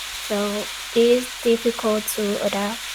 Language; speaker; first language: English; non-native, learner; Vietnamese